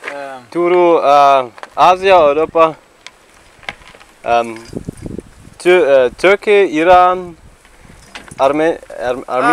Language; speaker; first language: German; native; German